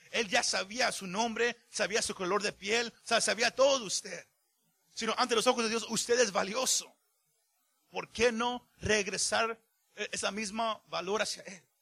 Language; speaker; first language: Spanish; early bilingual, heritage; Spanish